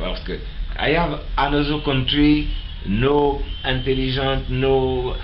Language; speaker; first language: English; non-native, learner; French